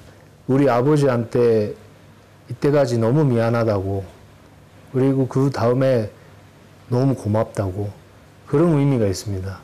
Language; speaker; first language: Korean; non-native, fluent; Japanese